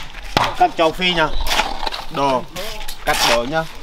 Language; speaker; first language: Vietnamese; non-native, learner; Portuguese